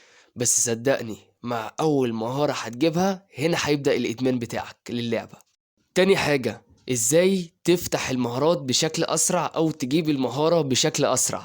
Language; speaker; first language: Arabic; native; Arabic